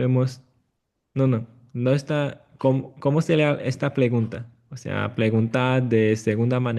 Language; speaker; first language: Spanish; non-native, fluent; Chinese